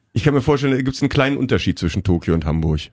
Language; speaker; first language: German; native; German